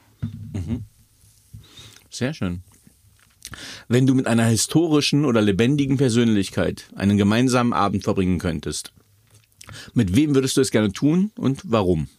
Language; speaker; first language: German; native; German